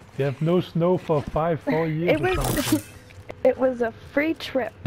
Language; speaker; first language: English; early bilingual, other home language; Turkish